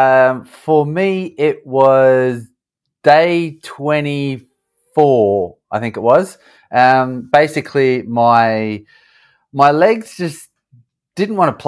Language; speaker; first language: English; native; English